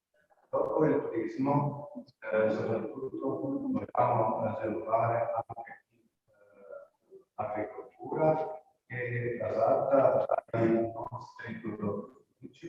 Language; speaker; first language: Italian; non-native, local second language; Croatian